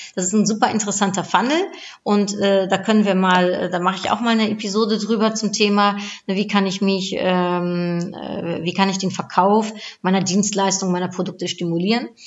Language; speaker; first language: German; non-native, fluent; Dutch